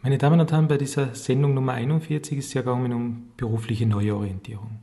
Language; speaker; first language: German; native; German